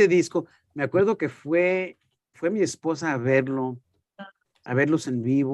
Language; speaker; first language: Spanish; early bilingual, heritage; Spanish